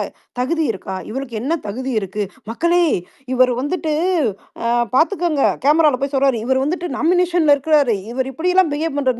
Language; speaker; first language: Tamil; native; Tamil